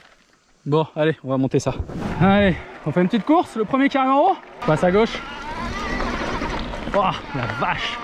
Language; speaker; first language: French; native; French